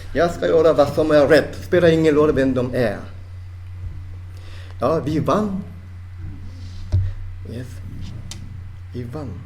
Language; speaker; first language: Swedish; non-native, fluent; Japanese